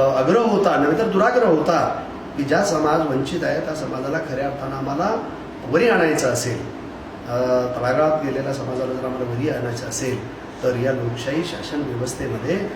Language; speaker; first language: Marathi; non-native, local second language; Lambadi